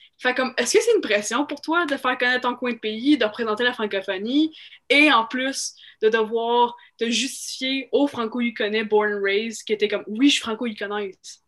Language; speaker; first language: French; native; French